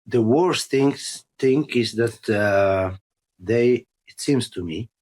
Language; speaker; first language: English; non-native, learner; Bulgarian